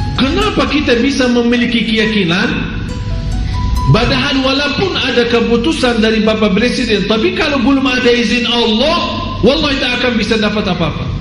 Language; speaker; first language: Malay; non-native, fluent; Arabic